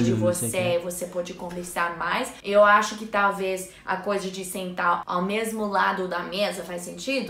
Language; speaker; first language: Portuguese; non-native, learner; English